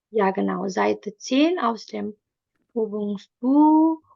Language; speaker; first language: German; non-native, fluent; Indonesian